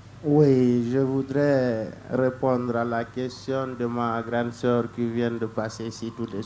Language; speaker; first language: French; non-native, learner; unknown